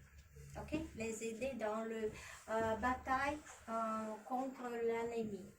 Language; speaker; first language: French; non-native, learner; Russian